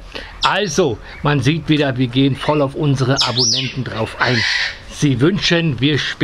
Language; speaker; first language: German; native; German